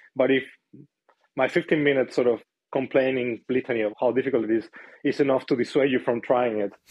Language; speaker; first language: English; non-native, fluent; Spanish